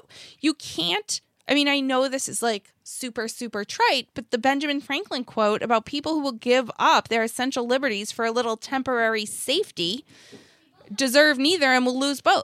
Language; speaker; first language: English; native; English